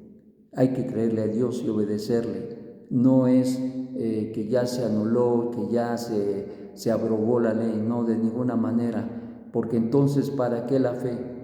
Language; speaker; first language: Spanish; native; Spanish